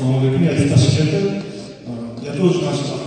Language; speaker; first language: Russian; non-native, learner; Uzbek